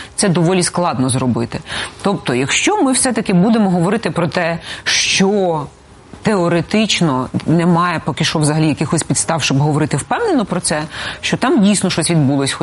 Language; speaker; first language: Ukrainian; native; Ukrainian